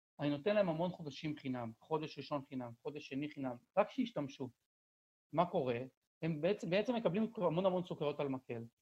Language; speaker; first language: Hebrew; native; Hebrew